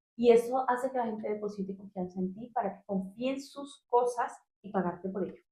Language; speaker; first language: Spanish; native; Spanish